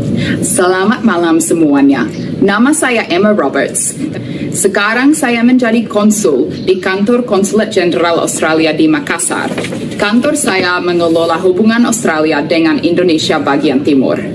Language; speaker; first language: Indonesian; non-native, fluent; English